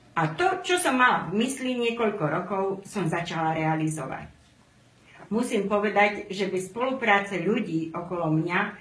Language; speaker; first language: Slovak; non-native, local second language; Romany